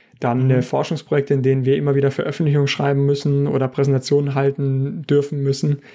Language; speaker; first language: German; native; German